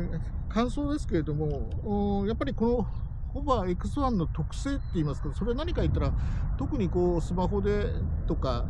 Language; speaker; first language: Japanese; native; Japanese